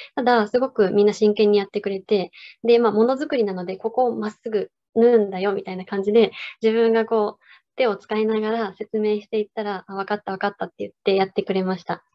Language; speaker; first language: Japanese; native; Japanese